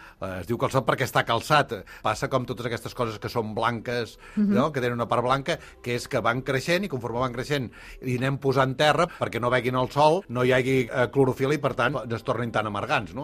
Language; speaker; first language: Catalan; native; Catalan